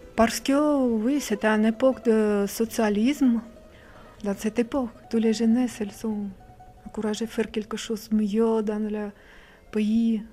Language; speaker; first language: French; non-native, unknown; Russian